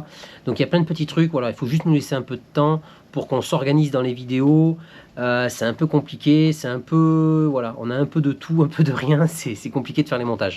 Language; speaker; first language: French; native; French